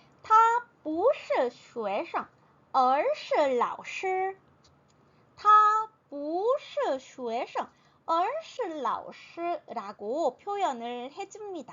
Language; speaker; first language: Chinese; non-native, fluent; Korean